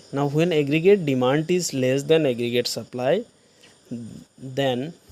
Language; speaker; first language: English; non-native, local second language; Assamese